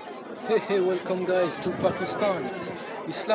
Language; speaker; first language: English; non-native, learner; French